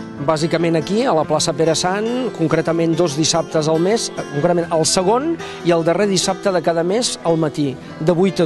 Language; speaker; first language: Catalan; native; Catalan